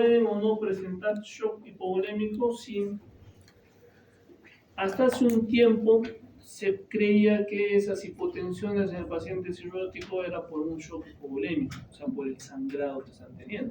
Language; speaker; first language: Spanish; native; Spanish